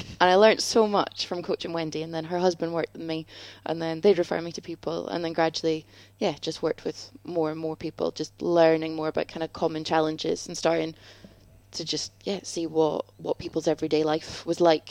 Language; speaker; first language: English; native; English